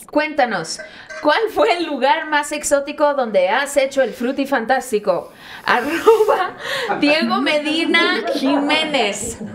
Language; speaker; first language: Spanish; native; Spanish